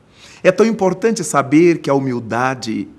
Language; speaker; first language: Portuguese; native; Portuguese